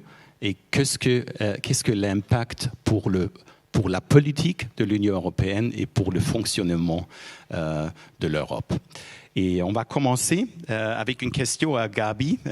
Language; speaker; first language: French; non-native, fluent; German